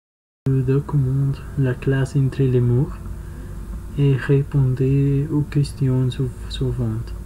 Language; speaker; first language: French; non-native, learner; Spanish